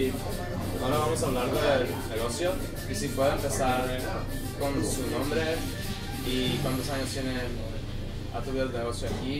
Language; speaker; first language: Spanish; early bilingual, other home language; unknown